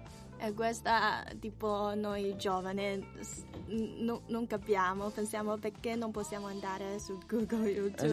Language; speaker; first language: Italian; non-native, learner; Chinese